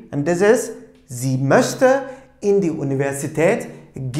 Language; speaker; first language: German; non-native, fluent; Turkish